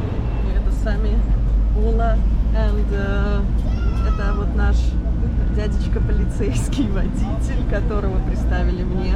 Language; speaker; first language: Russian; native; Russian